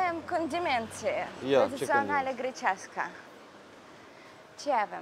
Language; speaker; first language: Romanian; non-native, learner; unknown